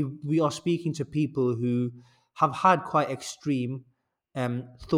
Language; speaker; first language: English; native; English